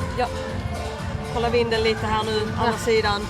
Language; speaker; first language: Swedish; native; Swedish